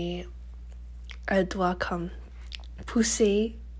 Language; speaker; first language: French; non-native, learner; English